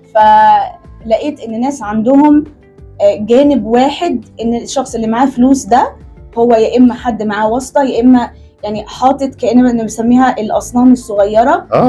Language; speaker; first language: Egyptian Arabic; early bilingual, heritage; Arabic